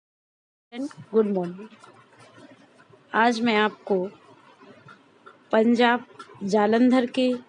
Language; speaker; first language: Hindi; native; Hindi